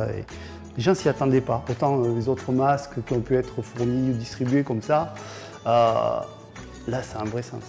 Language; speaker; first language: French; native; French